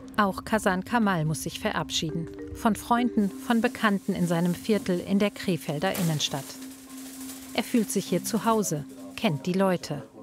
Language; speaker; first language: German; native; German